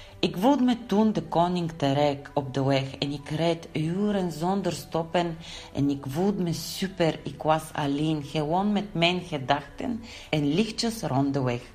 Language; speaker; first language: Dutch; non-native, learner; Bulgarian